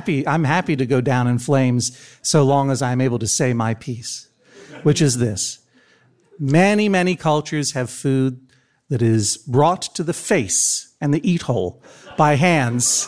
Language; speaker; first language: English; native; English